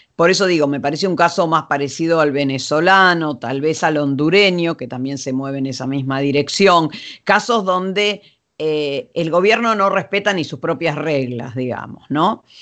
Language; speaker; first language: Spanish; non-native, fluent; Dutch